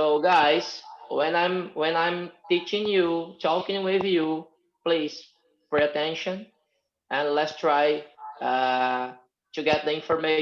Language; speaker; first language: English; non-native, fluent; Portuguese